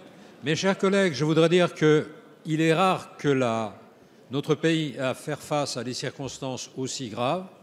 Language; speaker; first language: French; native; French